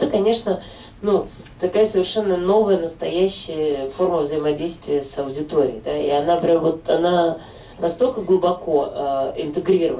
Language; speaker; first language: Russian; native; Russian